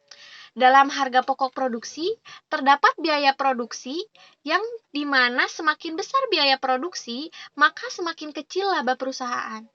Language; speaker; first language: Indonesian; native; Indonesian